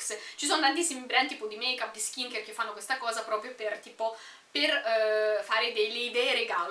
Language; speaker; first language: Italian; native; Italian